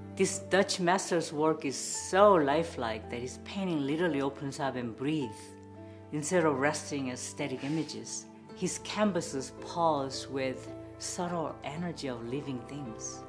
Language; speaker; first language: English; non-native, fluent; Korean